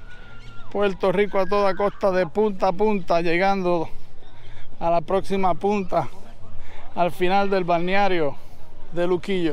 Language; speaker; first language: Spanish; native; Spanish